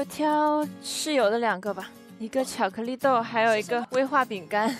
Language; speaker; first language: Chinese; native; Chinese